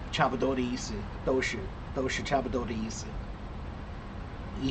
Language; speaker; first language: Chinese; non-native, fluent; English